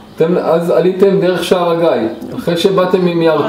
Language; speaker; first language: Hebrew; native; Hebrew